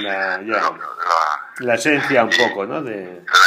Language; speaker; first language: Spanish; native; Spanish